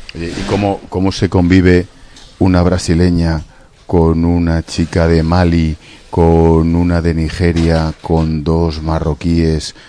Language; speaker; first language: Spanish; native; Spanish